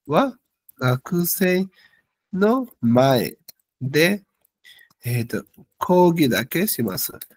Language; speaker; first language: Japanese; non-native, learner; Bangla